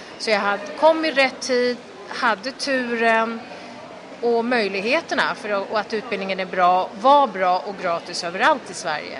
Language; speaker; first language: Swedish; early bilingual, other home language; Kurdish